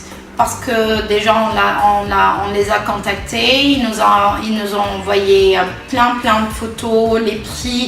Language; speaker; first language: French; non-native, local second language; Arabic